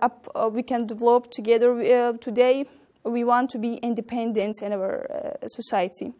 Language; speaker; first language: English; non-native, learner; Persian